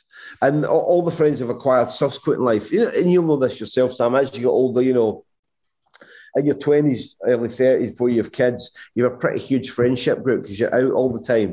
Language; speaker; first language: English; native; English